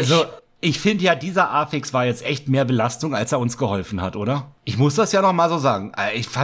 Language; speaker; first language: German; native; German